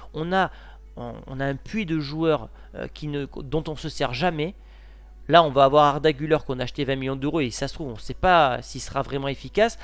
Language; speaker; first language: French; native; French